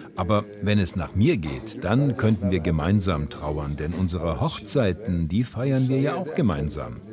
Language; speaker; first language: German; non-native, fluent; Kurdish